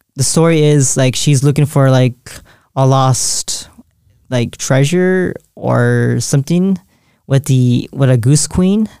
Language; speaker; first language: English; native; English